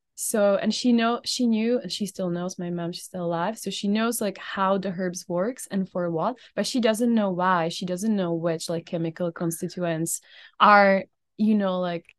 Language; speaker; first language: English; non-native, fluent; Czech